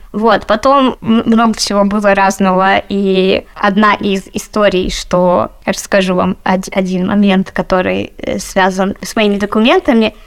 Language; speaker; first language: Russian; native; Russian